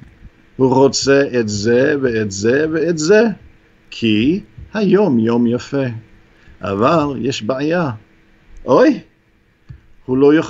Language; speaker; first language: Hebrew; non-native, fluent; English